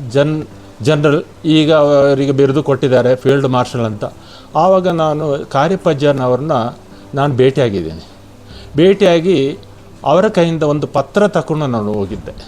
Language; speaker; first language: Kannada; non-native, local second language; Kodava